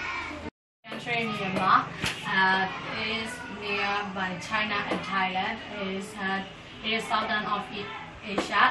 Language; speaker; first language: English; non-native, learner; Burmese